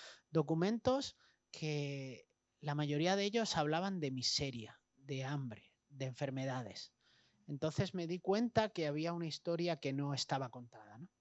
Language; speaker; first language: Spanish; native; Spanish